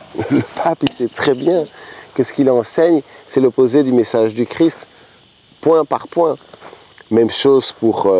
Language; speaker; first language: French; native; French